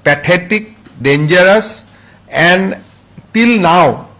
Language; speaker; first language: English; non-native, local second language; Assamese